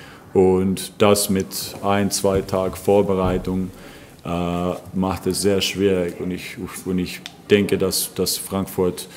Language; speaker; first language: German; non-native, fluent; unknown